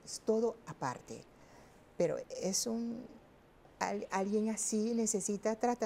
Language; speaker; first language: Spanish; non-native, fluent; Papiamento